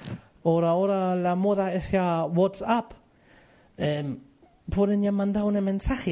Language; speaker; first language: Spanish; non-native, fluent; German